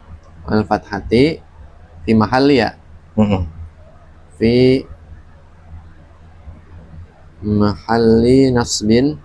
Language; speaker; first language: Arabic; non-native, learner; Indonesian